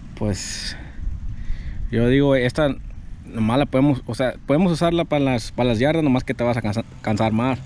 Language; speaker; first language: Spanish; early bilingual, heritage; Spanish